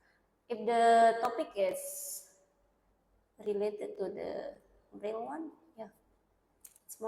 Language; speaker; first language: English; non-native, learner; Indonesian